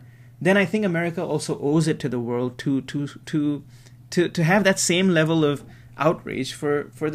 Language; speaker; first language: English; native; English